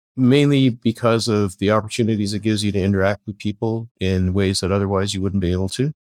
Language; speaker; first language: English; native; English